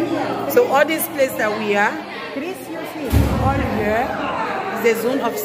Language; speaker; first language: English; non-native, learner; French